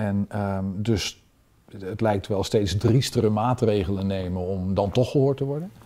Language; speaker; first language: Dutch; native; Dutch